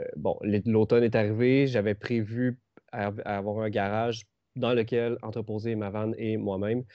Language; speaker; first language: French; native; French